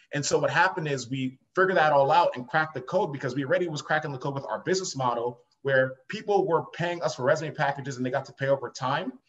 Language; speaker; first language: English; native; English